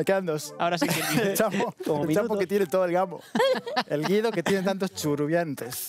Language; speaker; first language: Spanish; native; Spanish